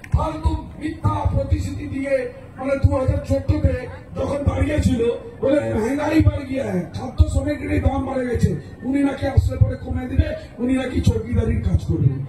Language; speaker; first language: Bangla; non-native, local second language; Hindi